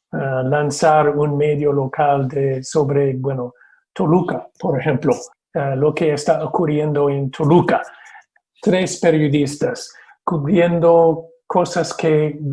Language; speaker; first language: Spanish; non-native, fluent; English